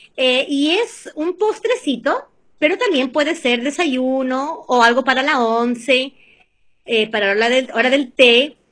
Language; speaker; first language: Spanish; early bilingual, heritage; Spanish